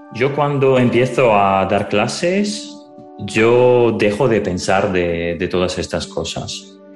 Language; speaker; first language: Spanish; non-native, fluent; Ukrainian